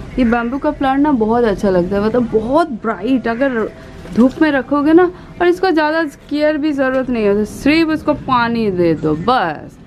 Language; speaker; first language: Hindi; non-native, local second language; Bangla